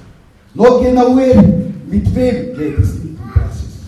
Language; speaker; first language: German; non-native, learner; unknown